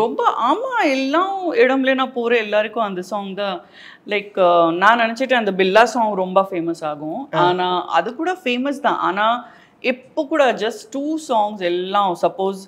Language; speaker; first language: Tamil; non-native, learner; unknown